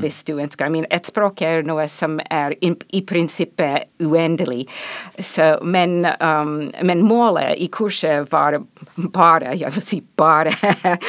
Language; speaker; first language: Norwegian; non-native, fluent; English